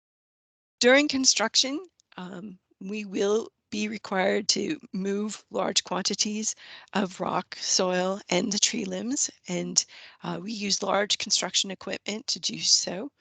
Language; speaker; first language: English; native; English